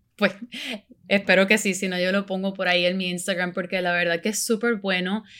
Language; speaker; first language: Spanish; early bilingual, heritage; Spanish